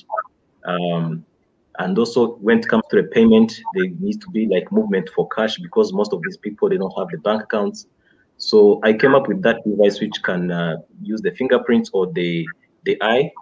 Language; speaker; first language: English; non-native, local second language; Kinyarwanda